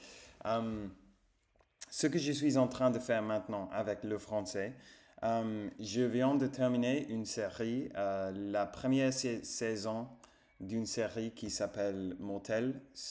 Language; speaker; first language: French; non-native, fluent; English